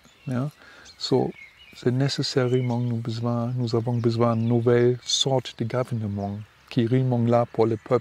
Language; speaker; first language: French; non-native, learner; German